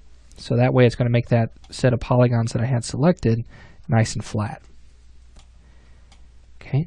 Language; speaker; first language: English; native; English